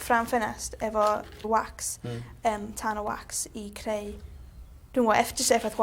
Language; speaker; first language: Welsh; native; Welsh